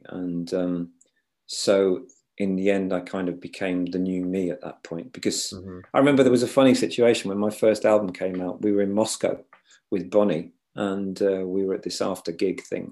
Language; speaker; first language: English; native; English